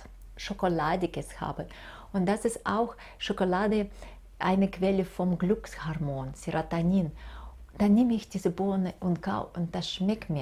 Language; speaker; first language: German; non-native, fluent; Russian